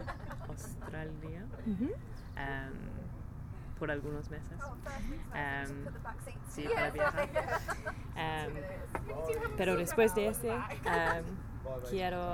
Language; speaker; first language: Spanish; non-native, learner; English